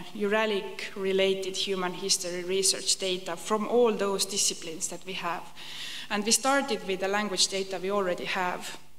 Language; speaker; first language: English; non-native, fluent; Estonian